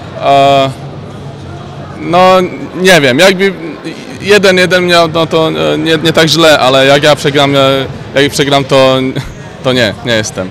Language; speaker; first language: Polish; non-native, learner; Czech